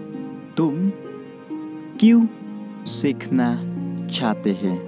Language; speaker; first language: Hindi; non-native, local second language; Khasi